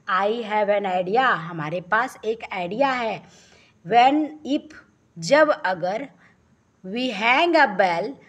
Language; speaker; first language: Hindi; native; Hindi